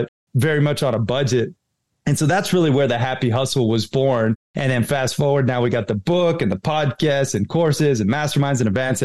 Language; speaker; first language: English; native; English